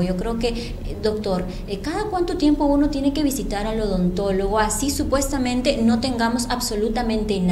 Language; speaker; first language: Spanish; native; Spanish